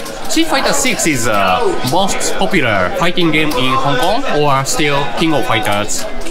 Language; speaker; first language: English; non-native, learner; Japanese